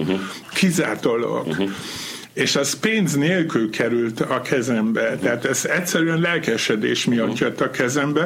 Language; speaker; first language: Hungarian; non-native, fluent; German